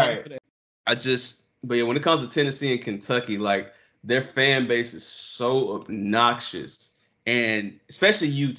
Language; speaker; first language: English; native; English